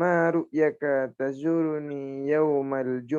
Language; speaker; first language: Arabic; non-native, learner; Indonesian